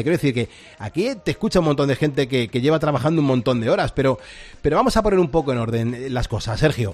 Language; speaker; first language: Spanish; native; Spanish